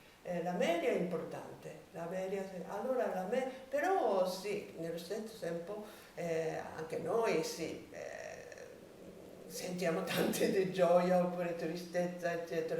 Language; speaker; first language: Italian; non-native, learner; Japanese